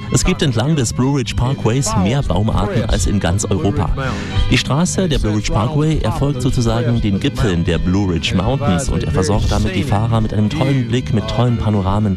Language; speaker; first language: German; native; German